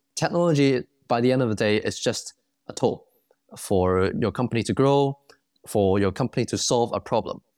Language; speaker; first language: English; non-native, local second language; Cantonese